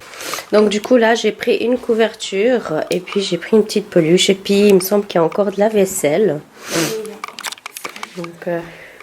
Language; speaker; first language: French; native; French